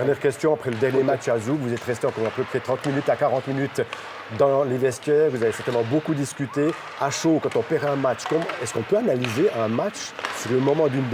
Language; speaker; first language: French; native; French